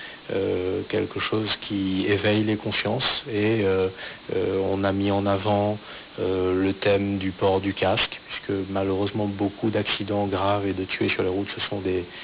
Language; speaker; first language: French; native; French